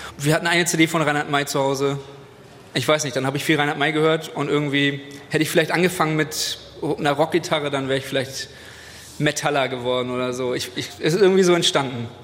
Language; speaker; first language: German; native; German